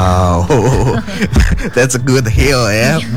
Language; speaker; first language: English; non-native, learner; Indonesian